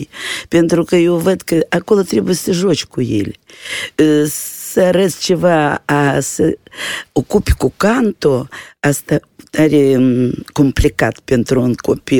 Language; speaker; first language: Romanian; non-native, local second language; Russian